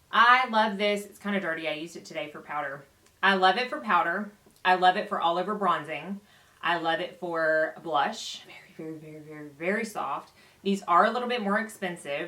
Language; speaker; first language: English; native; English